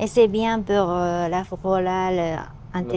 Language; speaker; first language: French; non-native, learner; Japanese